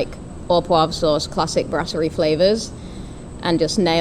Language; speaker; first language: English; native; English